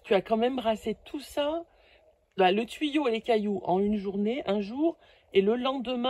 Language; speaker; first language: French; native; French